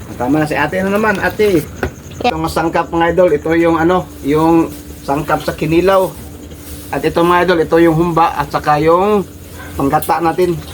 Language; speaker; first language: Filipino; non-native, local second language; Cebuano